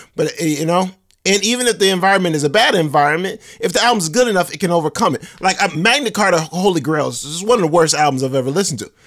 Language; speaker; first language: English; native; English